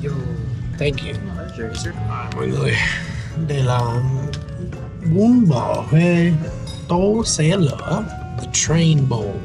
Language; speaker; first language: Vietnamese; early bilingual, heritage; Vietnamese